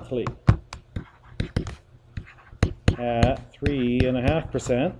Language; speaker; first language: English; native; English